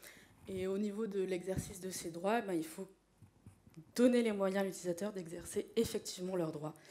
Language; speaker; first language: French; native; French